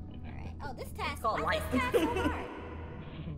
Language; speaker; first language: English; native; English